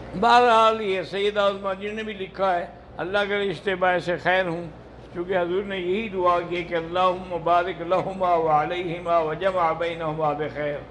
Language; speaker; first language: Urdu; early bilingual, heritage; Urdu